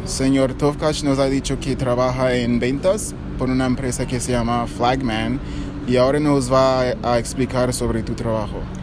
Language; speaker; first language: Spanish; non-native, fluent; English